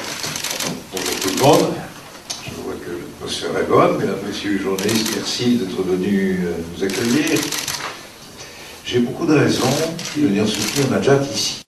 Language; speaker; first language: French; native; French